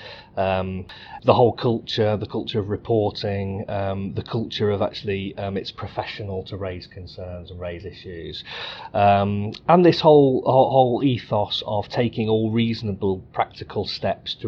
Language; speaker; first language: English; native; English